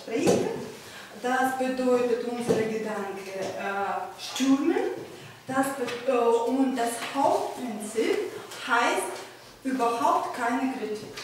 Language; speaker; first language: German; non-native, fluent; Ukrainian